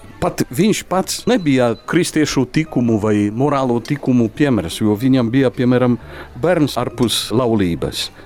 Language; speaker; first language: Latvian; non-native, fluent; Polish